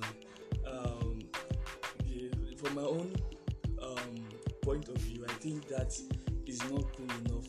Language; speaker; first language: English; non-native, local second language; Yoruba